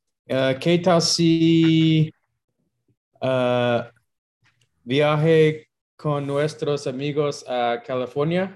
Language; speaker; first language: Spanish; non-native, learner; English